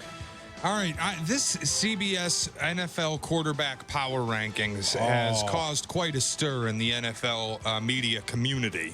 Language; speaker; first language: English; native; English